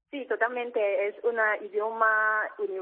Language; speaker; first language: Spanish; non-native, learner; Cantonese